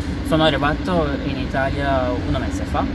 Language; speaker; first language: Italian; non-native, learner; Turkish